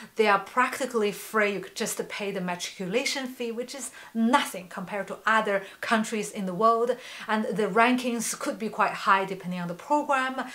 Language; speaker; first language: English; non-native, fluent; Chinese